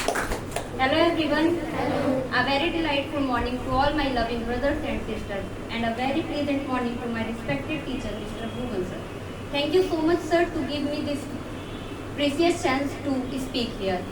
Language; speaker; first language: English; non-native, learner; Hindi